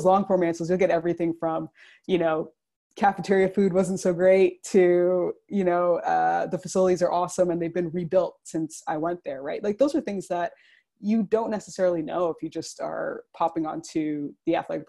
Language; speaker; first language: English; native; English